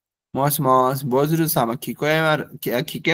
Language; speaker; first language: Japanese; non-native, fluent; Bangla